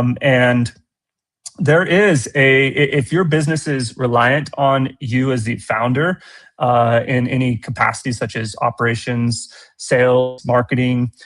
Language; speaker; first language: English; native; English